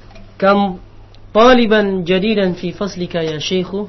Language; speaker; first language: Arabic; non-native, learner; Indonesian